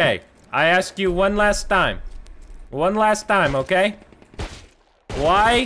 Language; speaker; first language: English; native; English